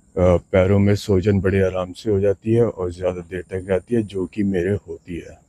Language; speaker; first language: Hindi; non-native, local second language; Punjabi